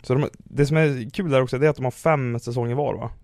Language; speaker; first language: Swedish; native; Swedish